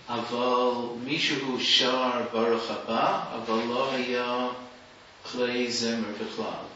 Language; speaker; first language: Hebrew; non-native, fluent; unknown